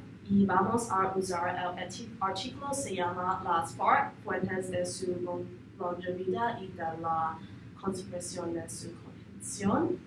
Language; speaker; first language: Spanish; non-native, learner; English